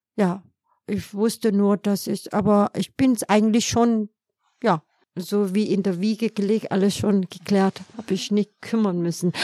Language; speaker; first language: German; non-native, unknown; Vietnamese